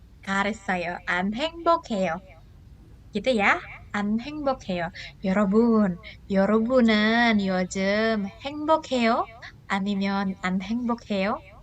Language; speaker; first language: Korean; non-native, fluent; Indonesian